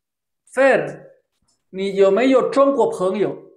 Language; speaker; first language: Chinese; non-native, fluent; Spanish